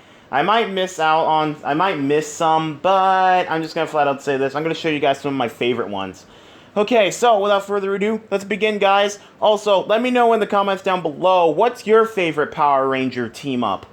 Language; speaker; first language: English; native; English